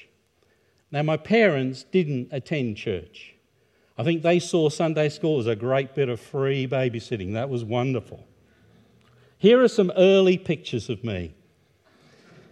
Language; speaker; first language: English; native; English